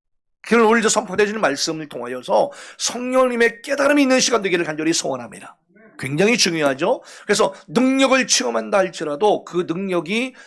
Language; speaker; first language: Korean; native; Korean